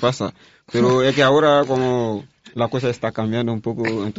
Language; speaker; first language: Spanish; non-native, learner; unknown